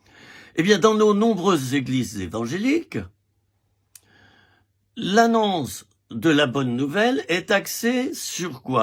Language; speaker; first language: French; native; French